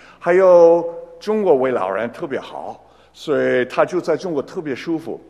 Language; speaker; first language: Chinese; non-native, fluent; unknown